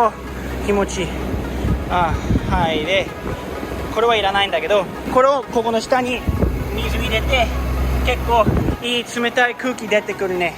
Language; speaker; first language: Japanese; early bilingual, heritage; Japanese